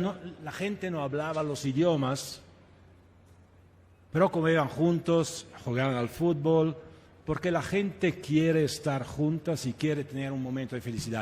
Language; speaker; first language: Spanish; non-native, fluent; Italian